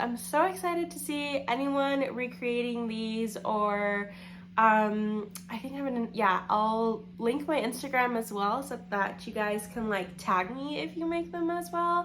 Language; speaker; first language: English; native; English